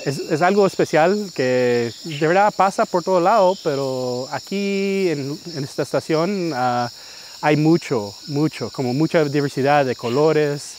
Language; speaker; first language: Spanish; early bilingual, heritage; English